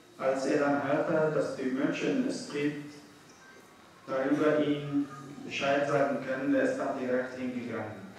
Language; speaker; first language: German; non-native, fluent; Arabic